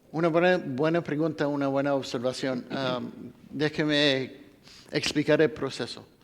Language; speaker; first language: Spanish; non-native, fluent; English